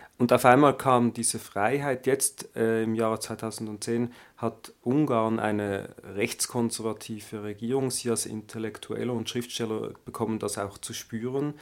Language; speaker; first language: German; native; German